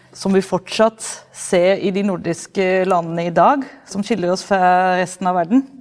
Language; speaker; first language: Norwegian; non-native, fluent; Dutch